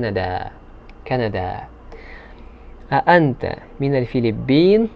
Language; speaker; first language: Arabic; non-native, fluent; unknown